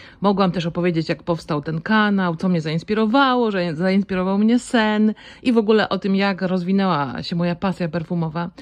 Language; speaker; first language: Polish; native; Polish